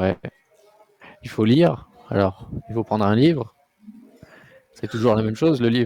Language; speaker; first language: French; native; French